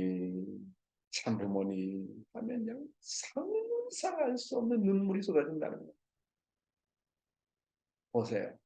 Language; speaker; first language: Korean; native; Korean